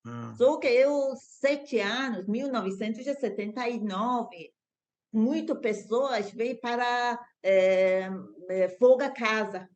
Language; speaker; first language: Portuguese; non-native, learner; Persian